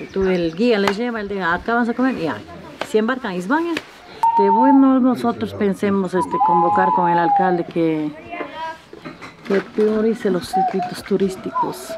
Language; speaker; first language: Spanish; native; Spanish